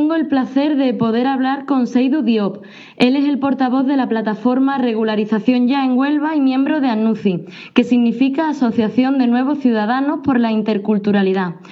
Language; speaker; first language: Spanish; native; Spanish